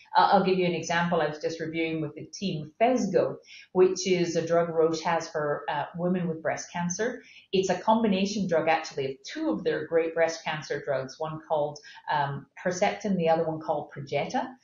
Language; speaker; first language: English; native; English